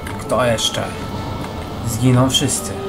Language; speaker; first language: Polish; native; Polish